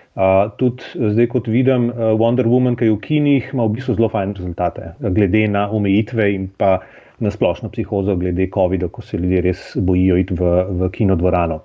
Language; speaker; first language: Slovenian; native; Slovenian